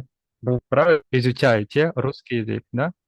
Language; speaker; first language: Russian; non-native, fluent; Indonesian